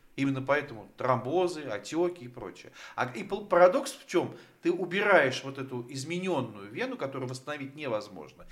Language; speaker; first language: Russian; native; Russian